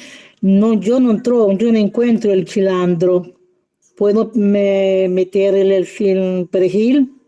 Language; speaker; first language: Spanish; non-native, learner; Italian